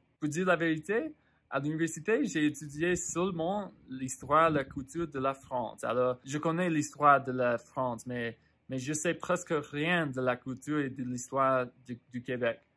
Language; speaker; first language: French; non-native, fluent; English